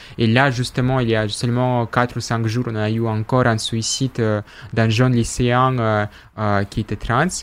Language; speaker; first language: French; non-native, fluent; Russian